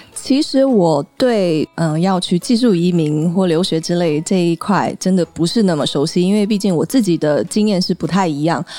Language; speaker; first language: Chinese; early bilingual, heritage; Chinese